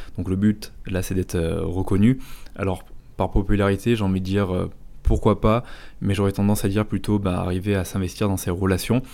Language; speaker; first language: French; native; French